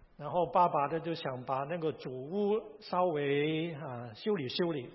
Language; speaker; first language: Chinese; non-native, local second language; Cantonese